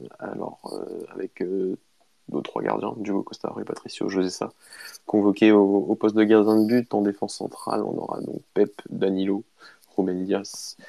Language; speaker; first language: French; native; French